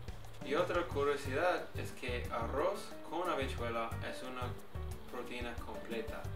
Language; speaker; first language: Spanish; early bilingual, heritage; English